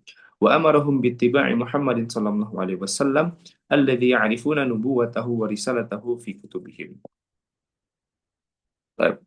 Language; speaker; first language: Arabic; non-native, fluent; Indonesian